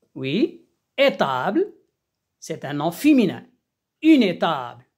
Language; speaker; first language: French; non-native, local second language; Arabic